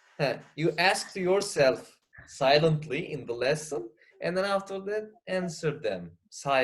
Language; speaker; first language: English; non-native, fluent; Turkish